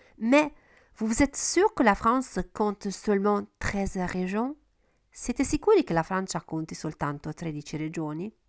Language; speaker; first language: French; non-native, fluent; Italian